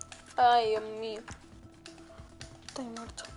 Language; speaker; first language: Spanish; native; Spanish